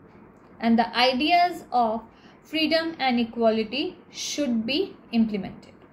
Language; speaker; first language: English; non-native, local second language; Hindi